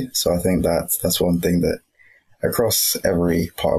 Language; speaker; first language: English; native; English